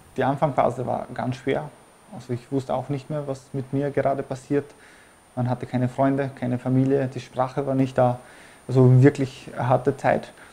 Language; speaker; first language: German; non-native, fluent; Albanian